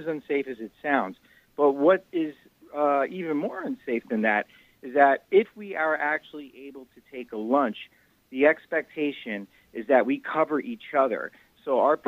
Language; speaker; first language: English; native; English